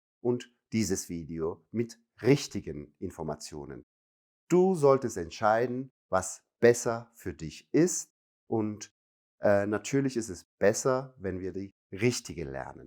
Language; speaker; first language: German; non-native, fluent; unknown